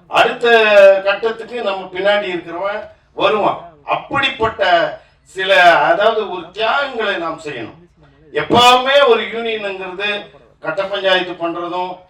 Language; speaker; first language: Tamil; native; Tamil